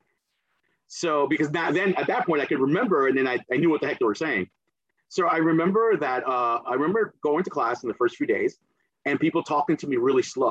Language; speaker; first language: English; early bilingual, other home language; Spanish